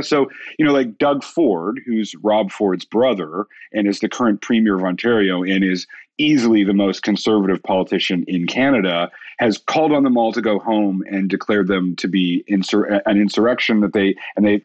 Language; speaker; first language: English; native; English